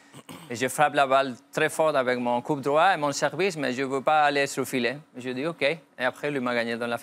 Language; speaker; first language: French; non-native, fluent; Spanish